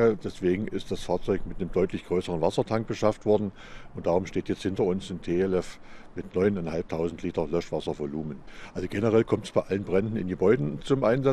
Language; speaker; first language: German; native; German